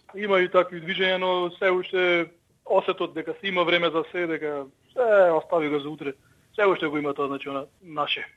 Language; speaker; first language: Macedonian; early bilingual, heritage; Macedonian